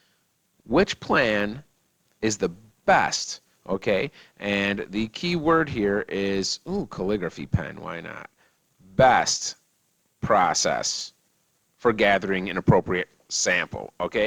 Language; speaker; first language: English; native; English